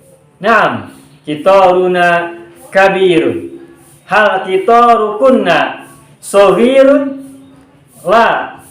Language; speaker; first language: Arabic; non-native, fluent; Indonesian